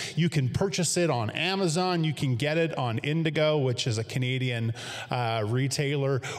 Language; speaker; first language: English; native; English